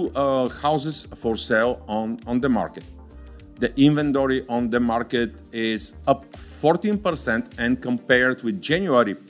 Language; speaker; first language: English; non-native, fluent; Bulgarian